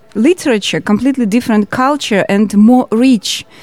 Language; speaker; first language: English; non-native, learner; Georgian